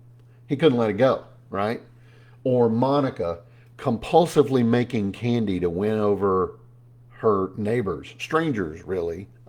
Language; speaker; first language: English; native; English